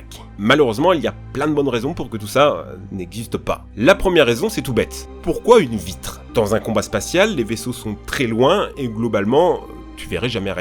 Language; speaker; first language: French; native; French